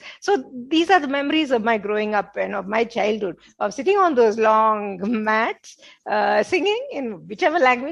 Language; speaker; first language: English; non-native, local second language; Telugu